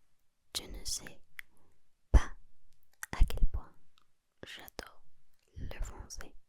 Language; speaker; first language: French; non-native, learner; Spanish